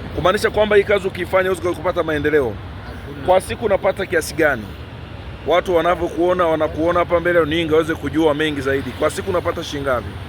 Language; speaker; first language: Swahili; native; Swahili